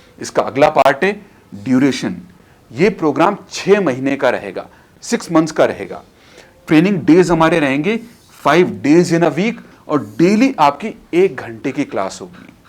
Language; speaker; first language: Hindi; native; Hindi